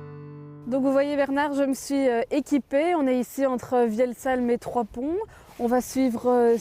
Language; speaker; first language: French; native; French